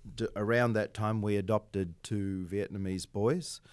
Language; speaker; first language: English; native; English